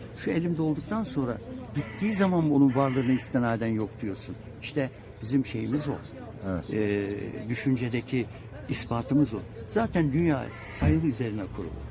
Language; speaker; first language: Turkish; native; Turkish